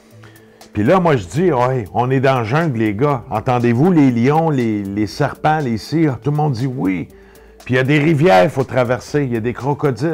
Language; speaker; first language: French; native; French